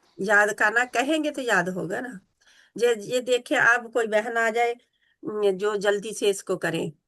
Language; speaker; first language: Urdu; native; Urdu